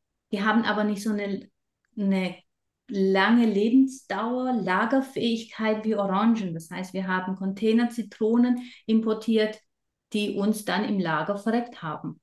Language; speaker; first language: German; non-native, fluent; Romanian